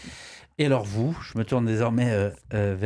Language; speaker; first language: French; native; French